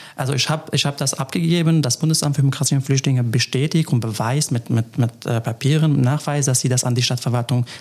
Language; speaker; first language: German; non-native, fluent; Arabic